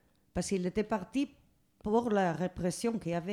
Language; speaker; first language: French; non-native, learner; Spanish